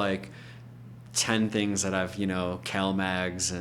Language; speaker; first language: English; native; English